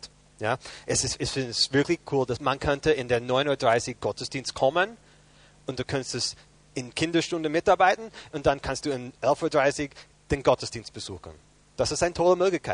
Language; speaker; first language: German; non-native, fluent; English